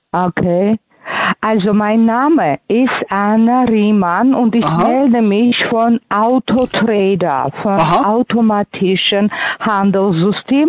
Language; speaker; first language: German; non-native, fluent; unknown